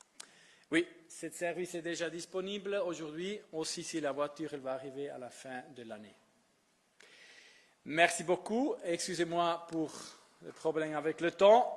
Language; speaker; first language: French; non-native, fluent; Italian